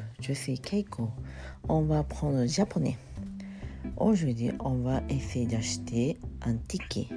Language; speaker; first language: French; non-native, fluent; Japanese